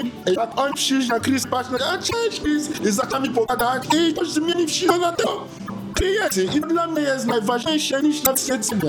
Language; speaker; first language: Polish; non-native, learner; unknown